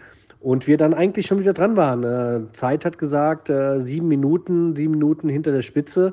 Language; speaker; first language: German; native; German